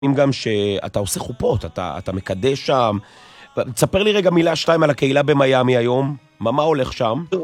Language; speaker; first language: Hebrew; native; Hebrew